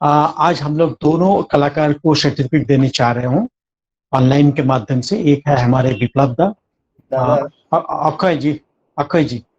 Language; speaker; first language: Hindi; native; Hindi